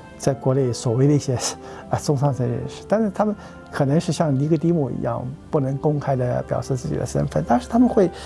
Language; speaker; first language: Chinese; native; Chinese